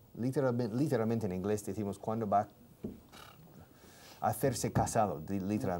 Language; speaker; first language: Spanish; non-native, fluent; English